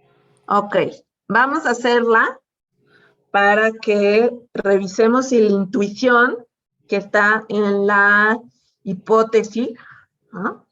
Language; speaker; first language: Spanish; native; Spanish